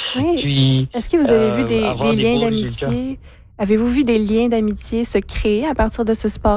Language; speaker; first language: French; native; French